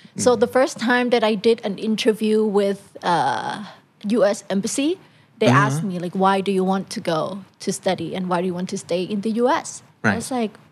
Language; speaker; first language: English; non-native, fluent; Thai